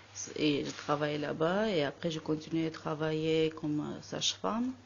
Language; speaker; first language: French; non-native, learner; Armenian